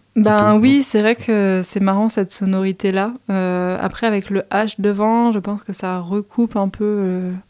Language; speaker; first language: French; native; French